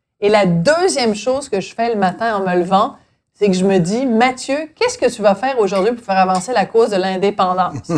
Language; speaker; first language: French; native; French